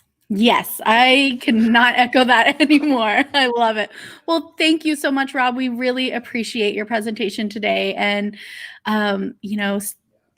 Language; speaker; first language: English; native; English